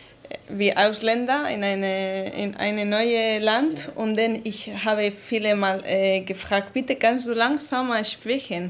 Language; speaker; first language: German; non-native, learner; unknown